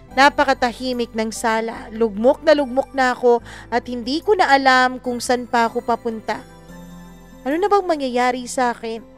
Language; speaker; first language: Filipino; non-native, local second language; Cebuano